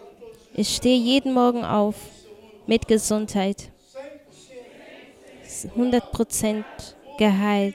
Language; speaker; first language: German; non-native, fluent; Portuguese